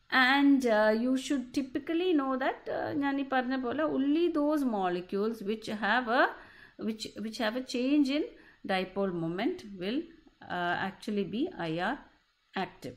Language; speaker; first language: English; non-native, local second language; Malayalam